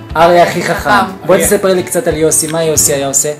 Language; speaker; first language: Hebrew; native; Hebrew